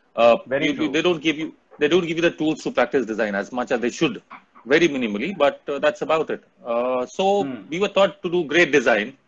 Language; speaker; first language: English; non-native, local second language; Hindi